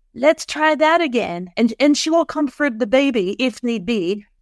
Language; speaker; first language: English; non-native, fluent; French